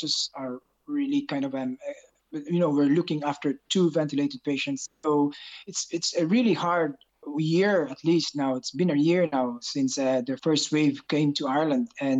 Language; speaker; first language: English; non-native, local second language; Hiligaynon